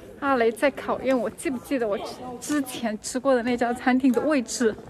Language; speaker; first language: Chinese; native; Chinese